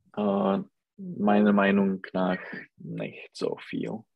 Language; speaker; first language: German; non-native, learner; Czech